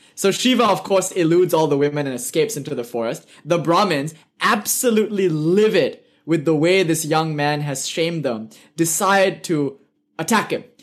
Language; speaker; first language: English; native; English